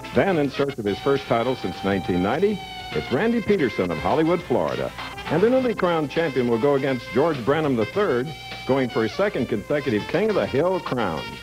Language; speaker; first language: English; native; English